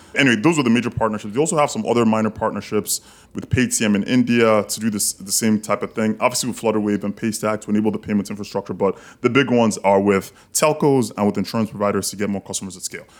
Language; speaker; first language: English; non-native, local second language; Yoruba